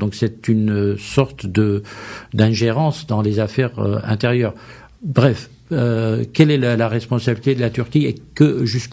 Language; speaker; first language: French; native; French